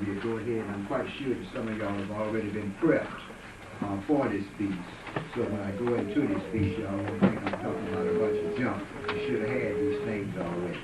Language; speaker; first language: English; native; English